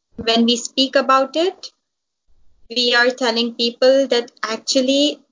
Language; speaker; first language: English; non-native, local second language; Urdu